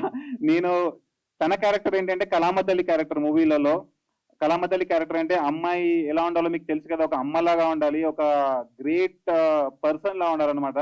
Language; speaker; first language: Telugu; native; Telugu